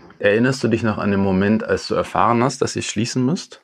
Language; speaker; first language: German; native; German